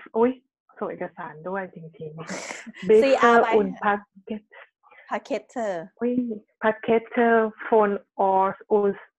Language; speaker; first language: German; non-native, learner; Thai